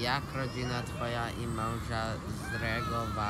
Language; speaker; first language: Polish; early bilingual, heritage; Polish